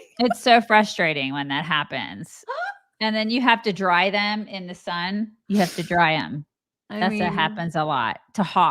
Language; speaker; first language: English; native; English